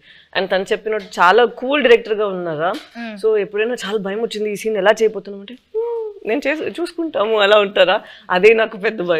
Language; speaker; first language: Telugu; non-native, fluent; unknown